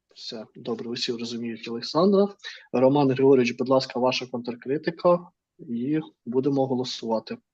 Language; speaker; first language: Ukrainian; non-native, fluent; Russian